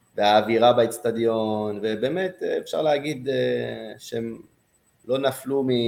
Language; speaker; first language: Hebrew; non-native, fluent; French